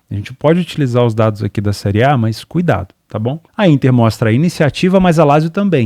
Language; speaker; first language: Portuguese; native; Portuguese